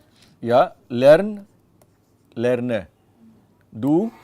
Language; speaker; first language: German; non-native, fluent; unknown